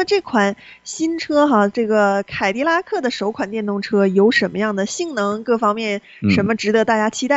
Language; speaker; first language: Chinese; native; Chinese